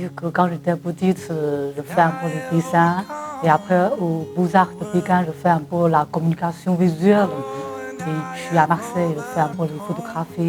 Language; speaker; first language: French; non-native, fluent; Chinese